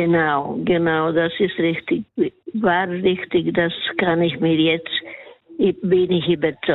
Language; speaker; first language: German; non-native, learner; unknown